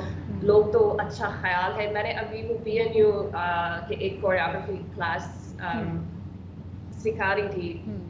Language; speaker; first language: Hindi; non-native, learner; English